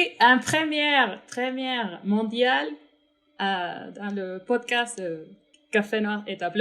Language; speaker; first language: French; non-native, fluent; Spanish